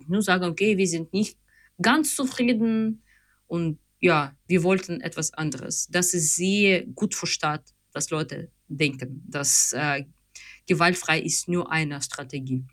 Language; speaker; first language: German; non-native, fluent; Ukrainian